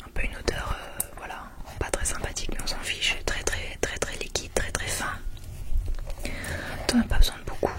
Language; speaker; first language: French; native; French